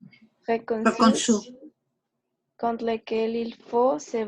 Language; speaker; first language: French; non-native, learner; Spanish